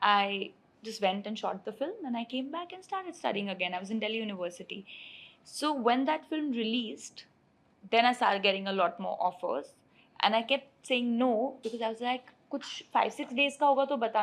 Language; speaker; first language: English; non-native, local second language; Hindi